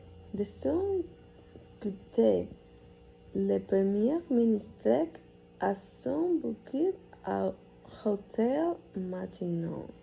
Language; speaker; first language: French; non-native, learner; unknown